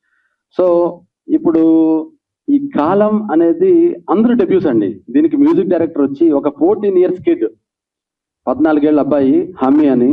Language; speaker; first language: Telugu; native; Telugu